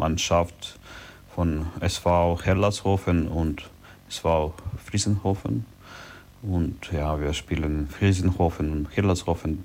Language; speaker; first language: German; non-native, learner; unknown